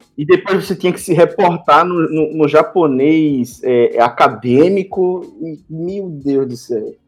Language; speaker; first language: Portuguese; native; Portuguese